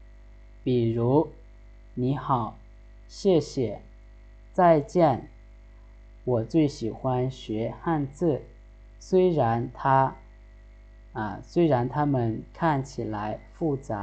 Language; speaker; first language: Chinese; non-native, fluent; Lao